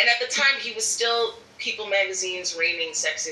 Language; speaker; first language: English; native; English